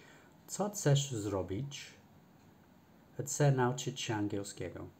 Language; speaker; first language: Polish; non-native, learner; English